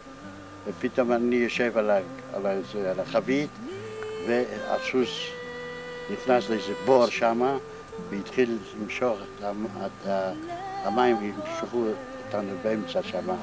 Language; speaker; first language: Hebrew; non-native, fluent; Yiddish